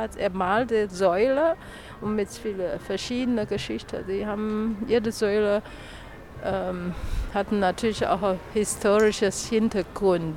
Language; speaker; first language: German; non-native, learner; Chinese